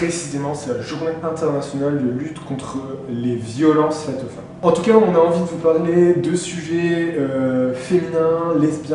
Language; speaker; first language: French; native; French